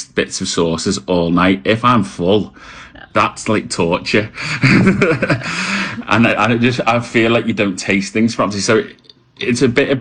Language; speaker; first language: English; native; English